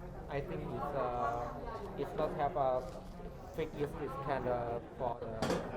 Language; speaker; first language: English; non-native, learner; Thai